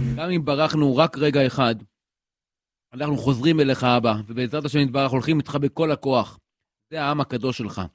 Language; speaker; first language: Hebrew; native; Hebrew